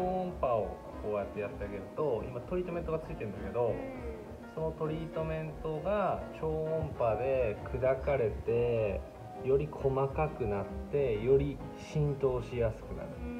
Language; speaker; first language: Japanese; native; Japanese